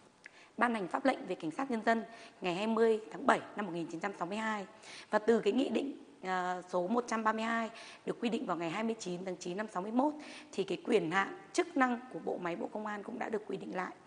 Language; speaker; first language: Vietnamese; native; Vietnamese